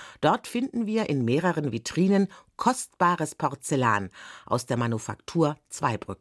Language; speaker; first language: German; native; German